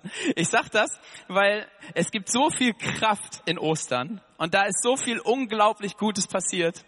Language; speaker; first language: German; native; German